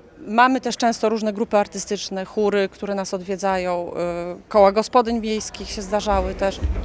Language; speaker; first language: Polish; native; Polish